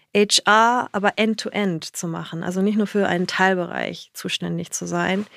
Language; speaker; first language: German; early bilingual, other home language; Japanese